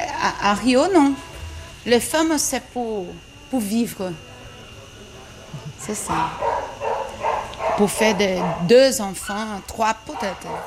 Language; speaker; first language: French; non-native, learner; Portuguese